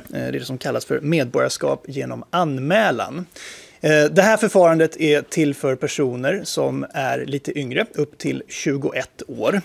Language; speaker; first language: Swedish; native; Swedish